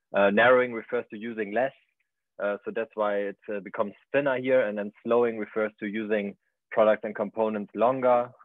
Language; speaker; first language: English; non-native, fluent; German